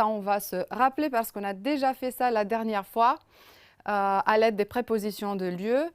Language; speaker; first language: French; non-native, fluent; Romanian